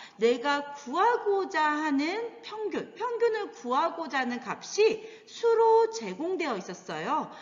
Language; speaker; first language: Korean; native; Korean